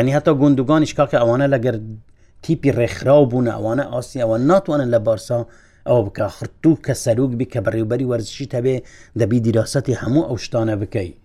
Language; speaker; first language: Central Kurdish; non-native, local second language; Kurdish